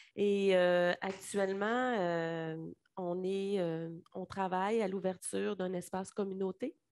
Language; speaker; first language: French; native; French